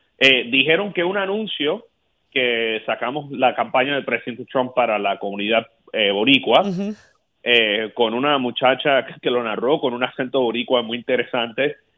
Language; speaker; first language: Spanish; early bilingual, heritage; Spanish